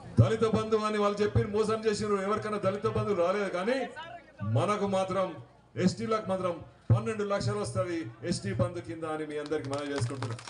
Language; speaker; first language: Telugu; native; Telugu